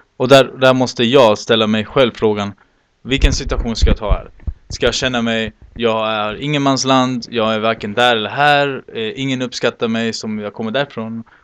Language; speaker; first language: Swedish; early bilingual, other home language; Spanish